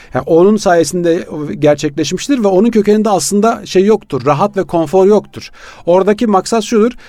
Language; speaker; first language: Turkish; native; Turkish